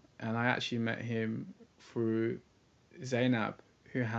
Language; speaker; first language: English; native; English